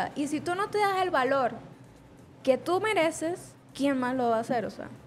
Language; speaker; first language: Spanish; native; Spanish